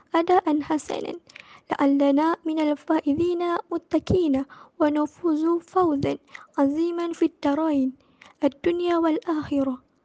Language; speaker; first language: Arabic; non-native, learner; Malay